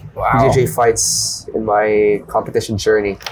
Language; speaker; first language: English; non-native, local second language; Filipino